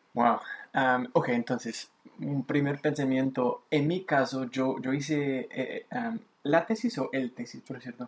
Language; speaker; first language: Spanish; native; Spanish